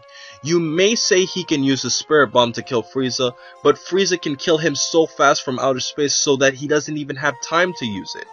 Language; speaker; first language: English; native; English